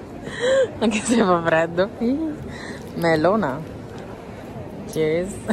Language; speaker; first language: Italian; early bilingual, other home language; Filipino